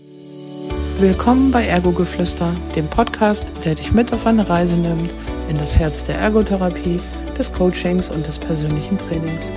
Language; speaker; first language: German; native; German